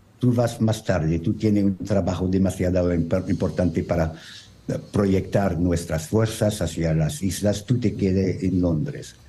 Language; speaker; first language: Spanish; non-native, learner; French